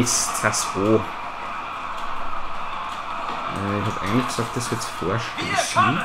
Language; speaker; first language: German; native; German